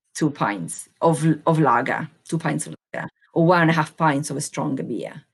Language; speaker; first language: English; non-native, fluent; Italian